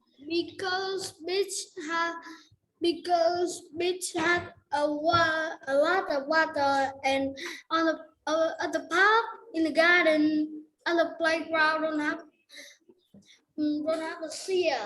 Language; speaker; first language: English; non-native, learner; Vietnamese